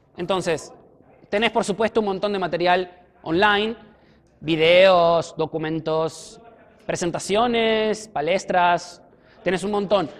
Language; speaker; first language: Spanish; native; Spanish